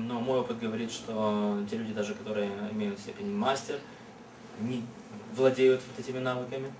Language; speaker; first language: Russian; native; Russian